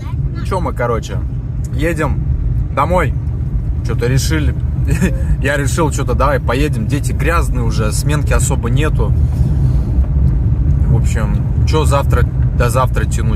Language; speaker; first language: Russian; native; Russian